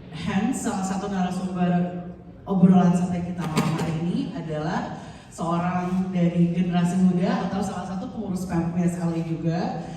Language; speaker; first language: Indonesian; native; Indonesian